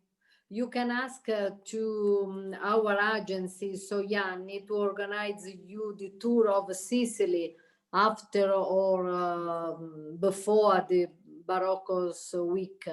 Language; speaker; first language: English; non-native, learner; Italian